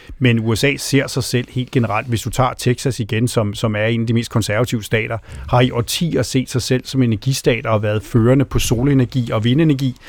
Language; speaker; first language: Danish; native; Danish